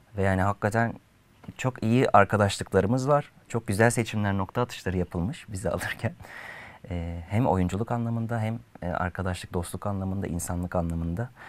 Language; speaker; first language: Turkish; native; Turkish